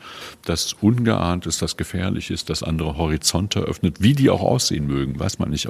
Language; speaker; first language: German; native; German